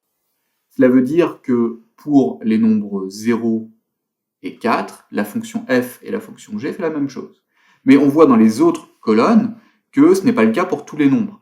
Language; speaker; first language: French; native; French